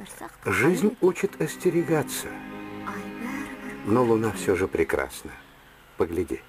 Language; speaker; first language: Russian; native; Russian